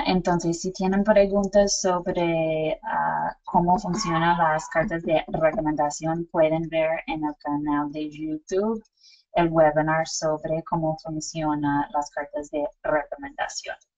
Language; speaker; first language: Spanish; non-native, fluent; English